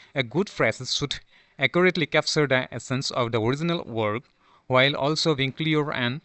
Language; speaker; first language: English; non-native, local second language; Assamese